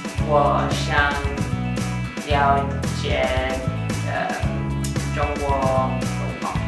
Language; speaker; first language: Chinese; non-native, learner; English